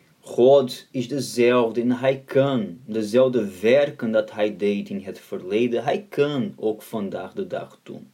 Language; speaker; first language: Dutch; non-native, fluent; Portuguese